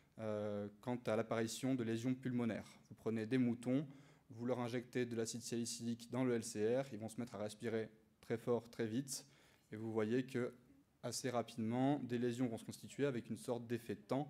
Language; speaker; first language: French; native; French